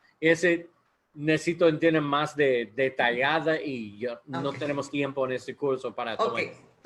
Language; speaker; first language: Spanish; non-native, learner; English